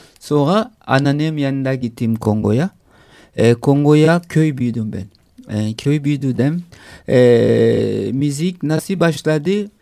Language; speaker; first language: Turkish; non-native, learner; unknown